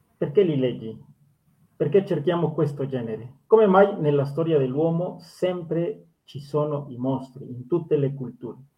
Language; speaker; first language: Italian; non-native, fluent; Spanish